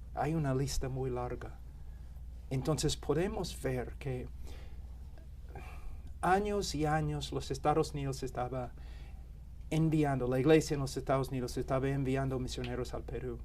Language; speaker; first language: Spanish; non-native, fluent; English